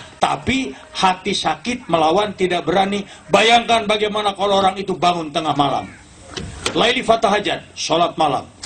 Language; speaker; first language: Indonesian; non-native, local second language; Sundanese